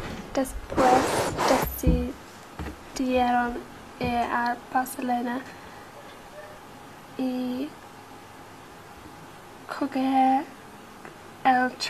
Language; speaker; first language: Spanish; non-native, learner; English